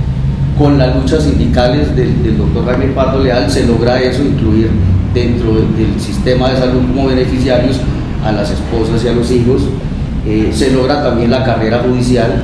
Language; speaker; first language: Spanish; native; Spanish